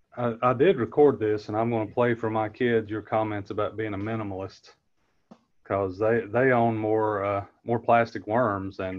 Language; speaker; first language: English; native; English